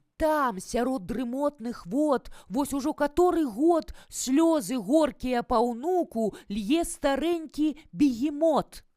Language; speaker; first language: Belarusian; native; Belarusian